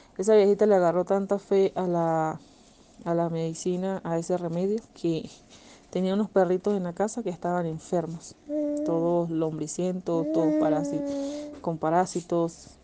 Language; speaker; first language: Spanish; native; Spanish